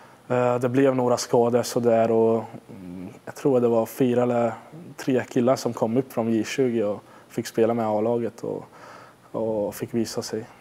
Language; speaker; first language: Swedish; non-native, fluent; Hungarian